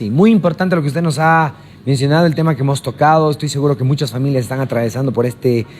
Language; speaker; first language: Spanish; native; Spanish